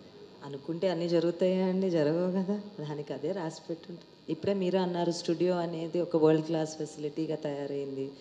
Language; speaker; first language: Telugu; native; Telugu